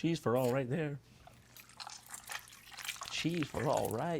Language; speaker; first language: English; native; English